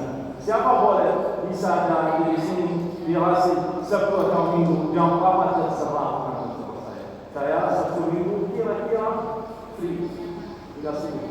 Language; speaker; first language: Indonesian; non-native, learner; Arabic